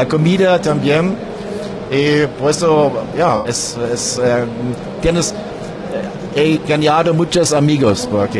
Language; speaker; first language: Spanish; non-native, learner; German